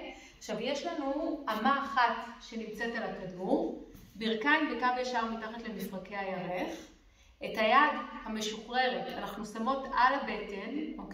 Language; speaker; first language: Hebrew; native; Hebrew